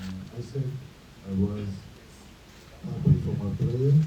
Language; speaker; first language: English; non-native, learner; French